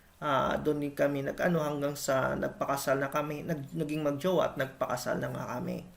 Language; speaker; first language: Filipino; non-native, local second language; Hiligaynon